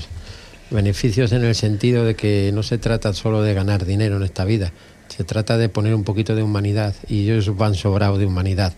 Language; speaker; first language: Spanish; native; Spanish